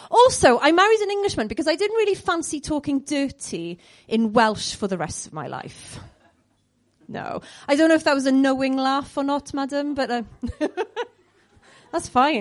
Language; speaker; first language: English; native; English